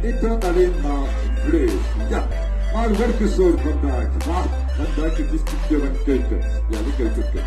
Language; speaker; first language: Dutch; non-native, local second language; French